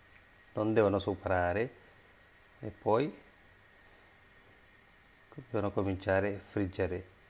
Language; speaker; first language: Italian; non-native, learner; Sinhala